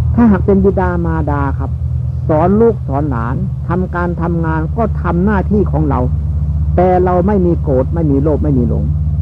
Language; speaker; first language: Thai; non-native, local second language; Northeastern Thai